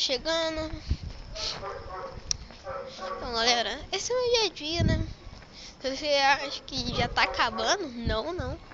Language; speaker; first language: Portuguese; native; Portuguese